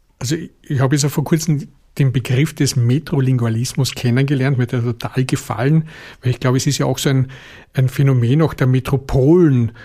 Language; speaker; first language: German; native; German